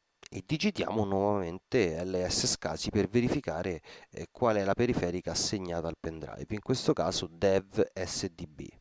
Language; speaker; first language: Italian; native; Italian